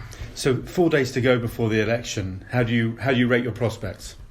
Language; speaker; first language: English; native; English